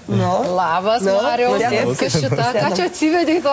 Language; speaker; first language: Lithuanian; native; Lithuanian